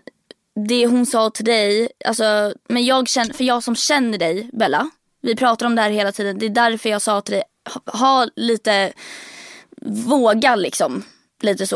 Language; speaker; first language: Swedish; native; Swedish